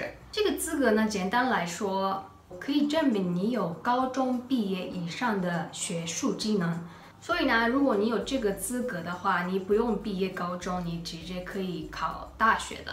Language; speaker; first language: Chinese; non-native, fluent; Japanese